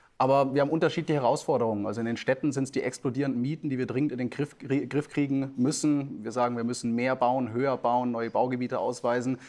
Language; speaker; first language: German; native; German